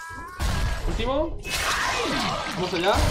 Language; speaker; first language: Spanish; native; Spanish